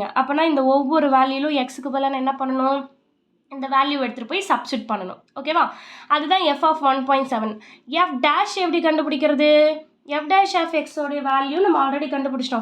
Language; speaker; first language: Tamil; native; Tamil